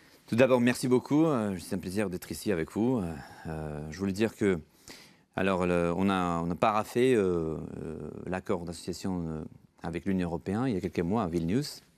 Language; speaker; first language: French; non-native, fluent; Georgian